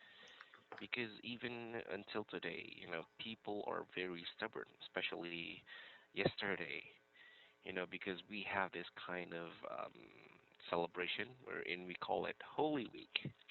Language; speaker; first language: English; non-native, local second language; Filipino